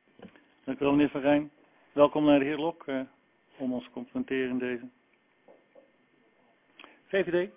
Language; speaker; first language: Dutch; native; Dutch